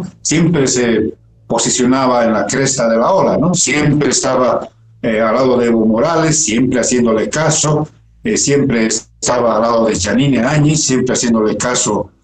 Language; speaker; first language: Spanish; native; Spanish